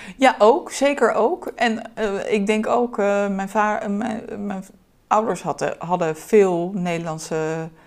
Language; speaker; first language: Dutch; early bilingual, other home language; Turkish